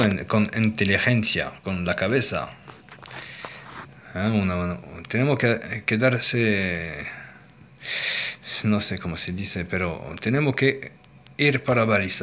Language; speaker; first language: Spanish; non-native, learner; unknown